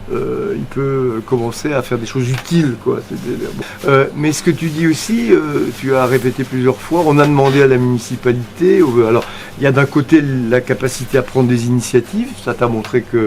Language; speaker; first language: French; native; French